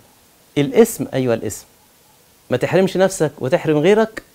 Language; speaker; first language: Arabic; native; Arabic